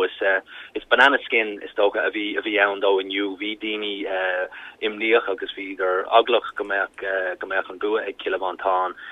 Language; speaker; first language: Irish; native; Irish